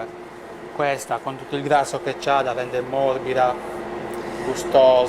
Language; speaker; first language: Italian; native; Italian